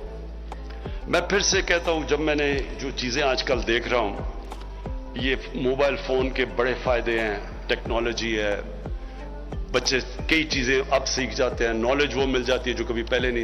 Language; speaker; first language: Urdu; native; Urdu